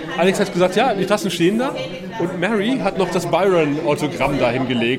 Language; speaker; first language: German; native; German